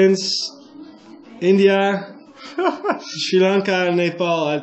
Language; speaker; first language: English; non-native, learner; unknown